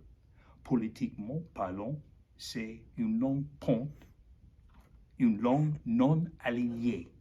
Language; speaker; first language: French; non-native, learner; English